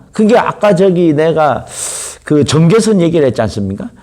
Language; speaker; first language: Korean; native; Korean